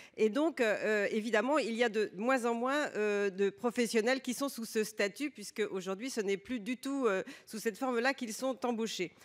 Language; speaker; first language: French; native; French